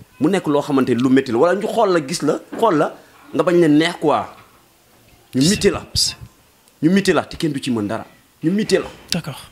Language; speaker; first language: Wolof; non-native, local second language; Jola-Fonyi